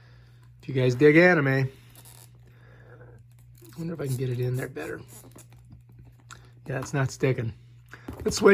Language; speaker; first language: English; native; English